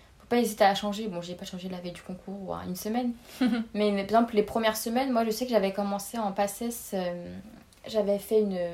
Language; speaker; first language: French; native; French